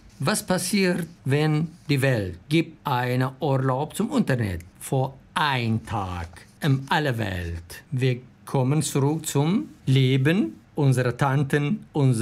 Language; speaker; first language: German; non-native, learner; Arabic